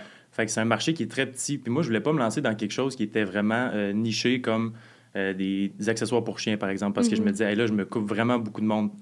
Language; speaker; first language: French; native; French